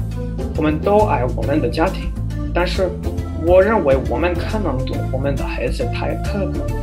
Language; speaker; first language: Chinese; non-native, learner; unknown